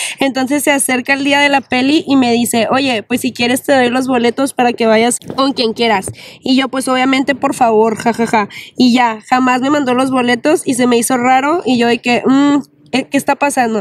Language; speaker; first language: Spanish; early bilingual, heritage; Spanish